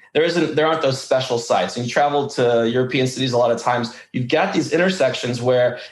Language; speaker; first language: English; early bilingual, other home language; Russian